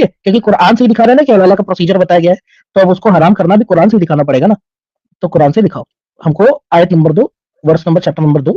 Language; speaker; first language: Hindi; native; Hindi